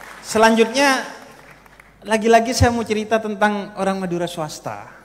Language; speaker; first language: Indonesian; native; Indonesian